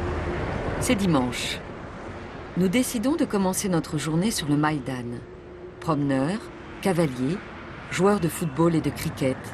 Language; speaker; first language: French; native; French